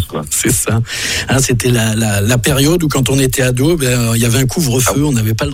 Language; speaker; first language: French; native; French